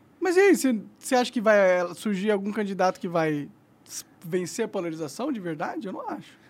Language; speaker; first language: Portuguese; native; Portuguese